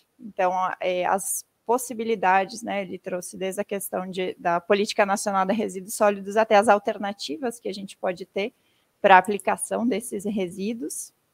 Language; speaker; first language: Portuguese; native; Portuguese